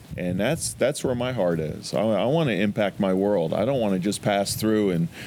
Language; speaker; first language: English; native; English